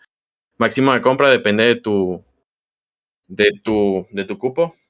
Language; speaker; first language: Spanish; native; Spanish